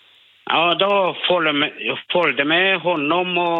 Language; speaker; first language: Swedish; non-native, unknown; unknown